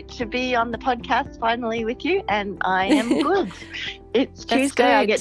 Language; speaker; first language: English; native; English